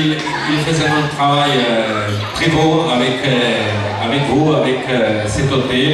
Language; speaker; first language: French; non-native, learner; Galician